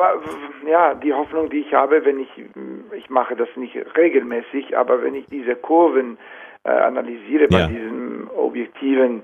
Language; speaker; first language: German; non-native, fluent; Italian